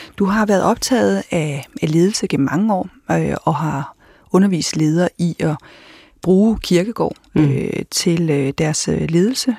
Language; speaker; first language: Danish; native; Danish